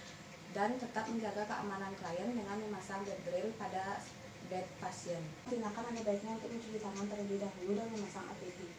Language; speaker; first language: Indonesian; native; Indonesian